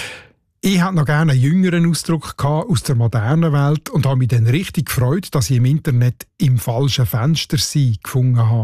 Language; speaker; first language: German; native; German